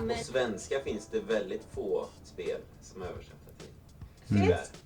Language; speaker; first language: Swedish; native; Swedish